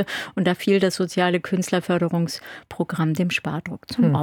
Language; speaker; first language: German; native; German